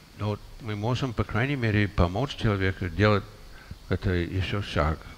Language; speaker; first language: Russian; non-native, fluent; English